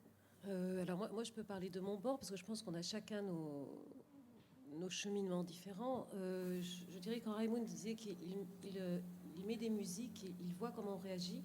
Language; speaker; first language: French; native; French